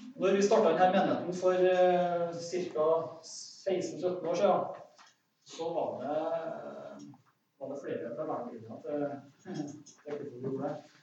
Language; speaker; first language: Norwegian; native; Norwegian